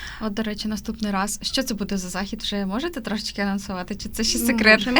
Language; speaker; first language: Ukrainian; native; Ukrainian